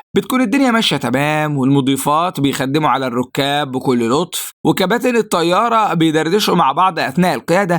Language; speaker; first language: Arabic; native; Arabic